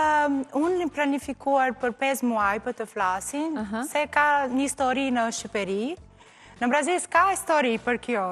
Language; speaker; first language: Albanian; non-native, learner; Portuguese